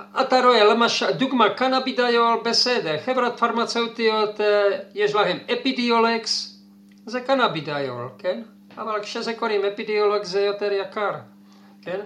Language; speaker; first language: Hebrew; non-native, fluent; Czech